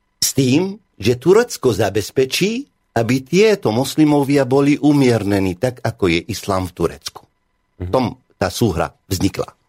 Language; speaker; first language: Slovak; non-native, fluent; Arabic